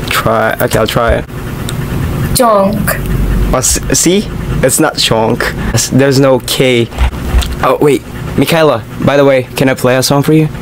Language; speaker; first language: English; non-native, local second language; Filipino